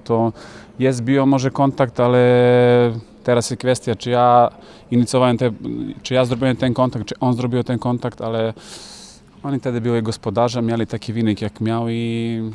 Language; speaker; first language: Polish; non-native, fluent; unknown